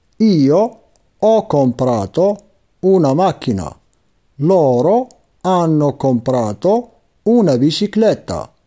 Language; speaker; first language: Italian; non-native, fluent; Arabic